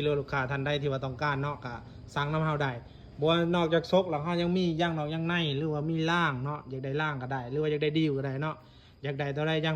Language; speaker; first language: Thai; non-native, local second language; Lao